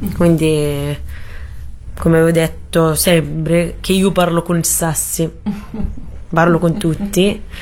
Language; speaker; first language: Italian; non-native, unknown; Arabic